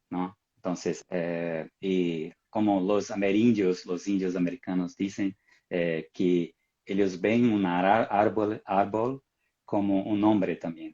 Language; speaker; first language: Spanish; non-native, fluent; Portuguese